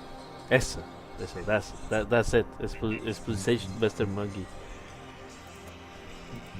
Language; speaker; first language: English; non-native, learner; Spanish